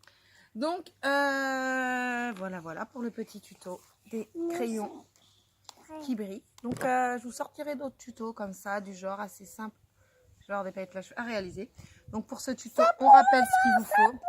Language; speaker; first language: French; native; French